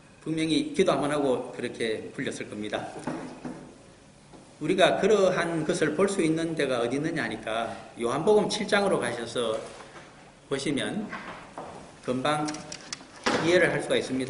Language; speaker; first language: Korean; native; Korean